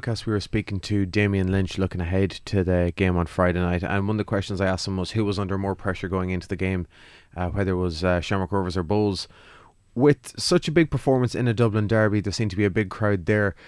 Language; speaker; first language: English; native; English